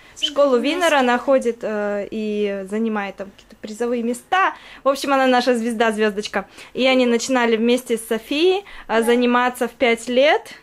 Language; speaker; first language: Russian; native; Russian